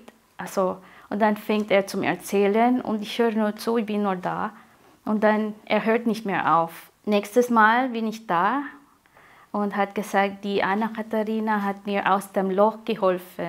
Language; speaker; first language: German; non-native, fluent; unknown